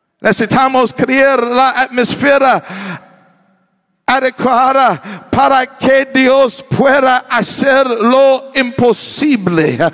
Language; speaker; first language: Spanish; non-native, learner; English